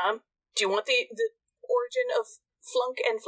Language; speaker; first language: English; native; English